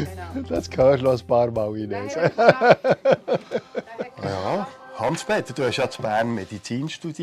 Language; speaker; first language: German; native; German